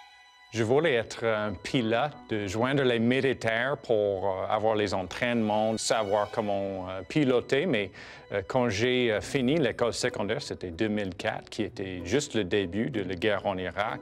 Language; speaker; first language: French; non-native, fluent; English